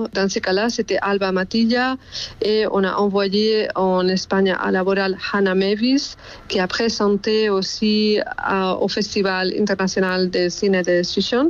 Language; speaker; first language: French; non-native, fluent; Spanish